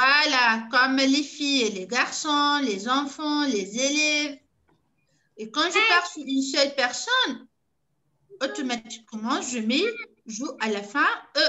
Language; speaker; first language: French; non-native, local second language; Arabic